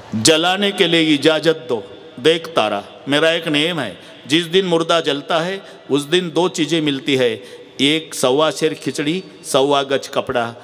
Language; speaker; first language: Hindi; non-native, local second language; Marathi